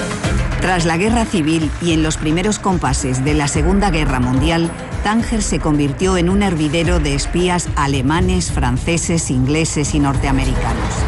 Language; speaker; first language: Spanish; native; Spanish